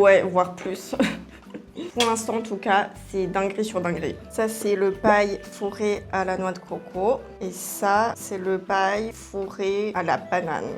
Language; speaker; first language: French; native; French